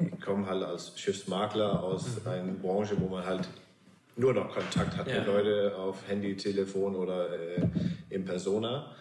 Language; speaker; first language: German; non-native, fluent; Danish